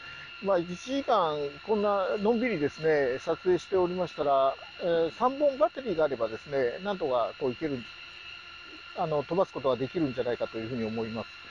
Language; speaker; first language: Japanese; native; Japanese